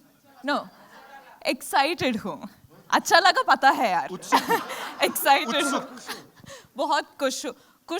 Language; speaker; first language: Hindi; non-native, local second language; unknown